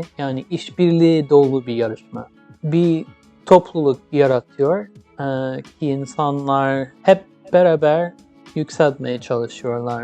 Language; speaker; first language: Turkish; early bilingual, heritage; English